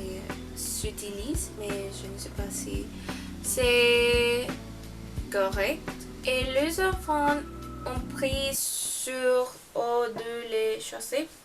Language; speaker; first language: French; non-native, learner; Spanish